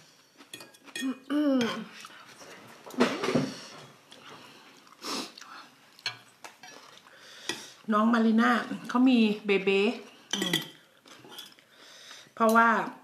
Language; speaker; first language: Thai; native; Thai